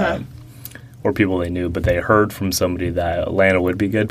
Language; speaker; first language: English; early bilingual, other home language; Russian